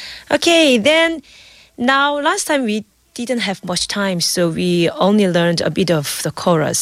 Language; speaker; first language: English; non-native, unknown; Korean